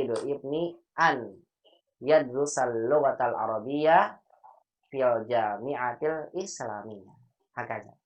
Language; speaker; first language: Arabic; non-native, fluent; Indonesian